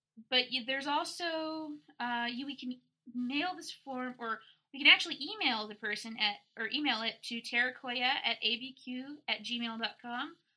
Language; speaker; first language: English; native; English